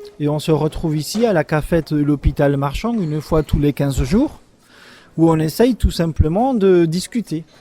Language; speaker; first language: French; native; French